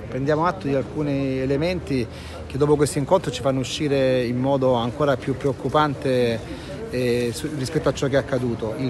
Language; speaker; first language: Italian; native; Italian